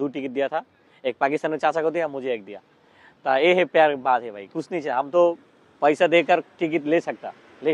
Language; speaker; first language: Hindi; non-native, learner; Bangla